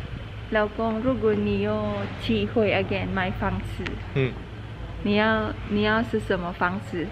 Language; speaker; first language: Chinese; non-native, learner; Filipino